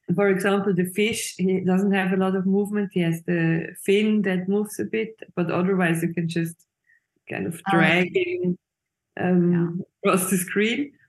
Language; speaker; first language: English; non-native, fluent; Swiss German